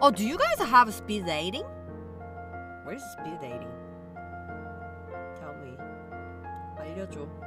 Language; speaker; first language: English; non-native, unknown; Korean